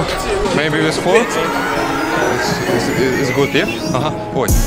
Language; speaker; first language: English; non-native, learner; Russian